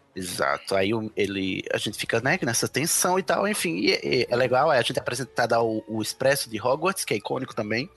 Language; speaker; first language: Portuguese; native; Portuguese